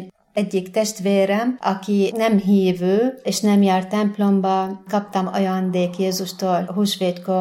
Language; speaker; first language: Hungarian; non-native, fluent; Arabic